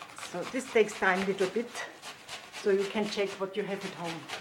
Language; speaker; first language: English; non-native, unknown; German